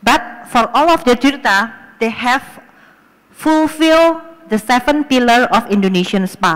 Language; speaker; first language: English; non-native, fluent; Indonesian